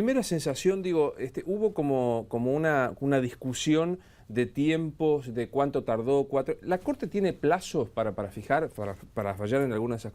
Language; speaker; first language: Spanish; native; Spanish